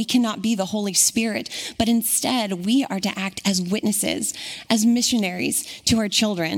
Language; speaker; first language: English; native; English